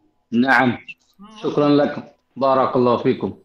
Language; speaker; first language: Arabic; non-native, learner; Bangla